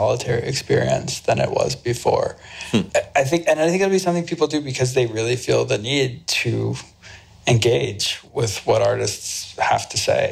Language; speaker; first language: English; native; English